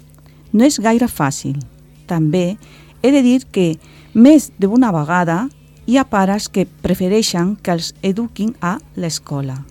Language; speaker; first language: Catalan; non-native, learner; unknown